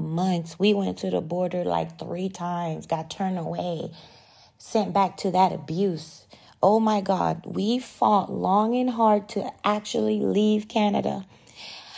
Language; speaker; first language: English; native; English